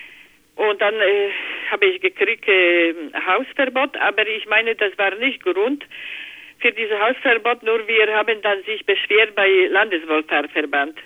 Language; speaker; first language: German; non-native, learner; Polish